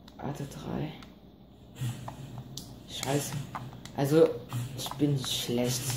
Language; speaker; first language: German; non-native, learner; Vietnamese